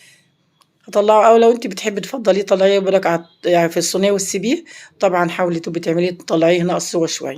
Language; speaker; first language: Arabic; native; Arabic